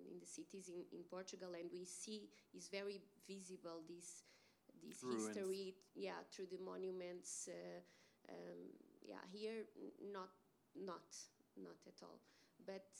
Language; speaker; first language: English; non-native, fluent; Portuguese